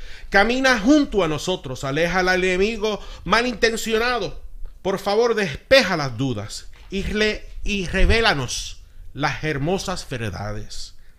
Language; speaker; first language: Spanish; early bilingual, heritage; Spanish